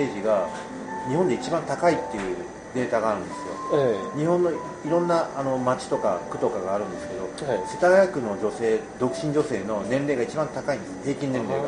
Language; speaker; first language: Japanese; native; Japanese